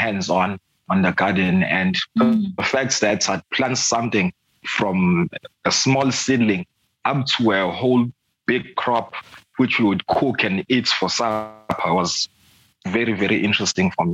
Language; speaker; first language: English; non-native, local second language; Zulu